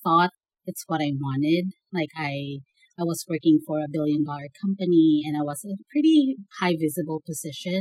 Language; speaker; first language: English; non-native, local second language; Bikol